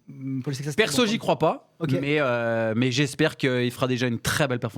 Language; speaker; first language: French; native; French